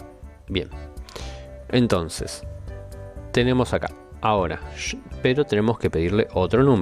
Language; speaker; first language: Spanish; native; Spanish